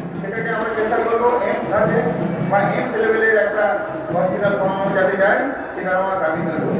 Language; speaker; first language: Bangla; non-native, local second language; Santali